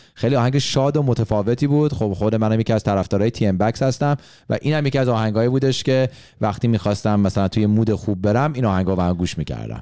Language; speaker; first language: Persian; early bilingual, heritage; Persian